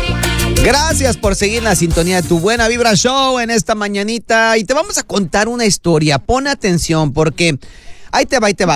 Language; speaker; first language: Spanish; native; Spanish